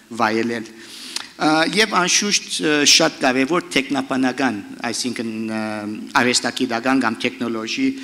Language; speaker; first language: Armenian; early bilingual, heritage; Armenian